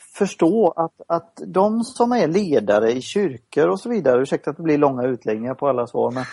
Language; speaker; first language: Swedish; native; Swedish